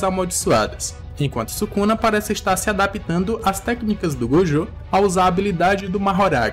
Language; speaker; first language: Portuguese; native; Portuguese